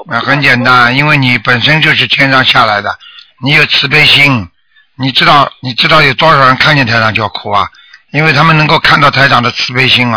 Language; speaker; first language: Chinese; native; Chinese